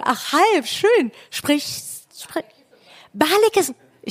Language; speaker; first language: German; early bilingual, other home language; Persian